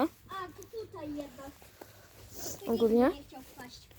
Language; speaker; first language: Polish; native; Polish